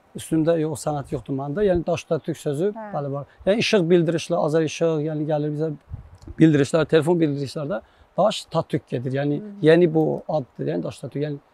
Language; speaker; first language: Azerbaijani; non-native, local second language; Talysh